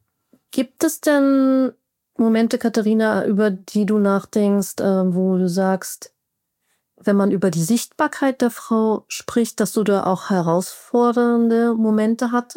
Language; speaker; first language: German; native; German